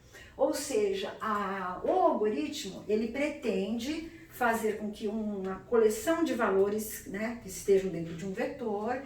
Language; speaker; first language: Portuguese; native; Portuguese